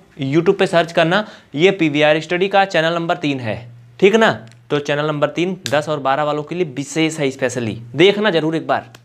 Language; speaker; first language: Hindi; native; Hindi